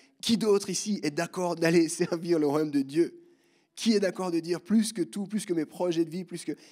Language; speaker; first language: French; native; French